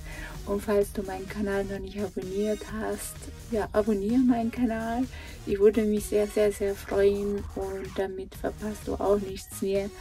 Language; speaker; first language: German; non-native, fluent; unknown